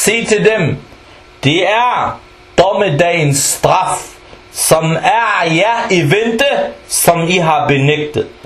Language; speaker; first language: Danish; non-native, fluent; Arabic